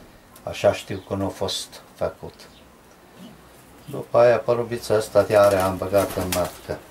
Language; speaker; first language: Romanian; non-native, local second language; Hungarian